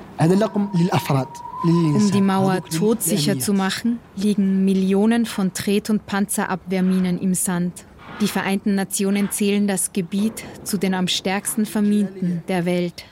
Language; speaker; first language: German; native; German